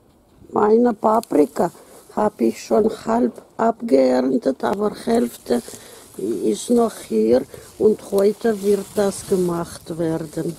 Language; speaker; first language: German; non-native, fluent; Russian